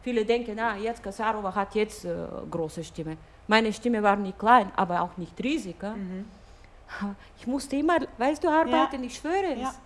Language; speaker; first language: German; non-native, fluent; Bulgarian